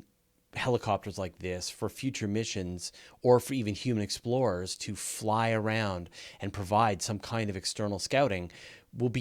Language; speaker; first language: English; native; English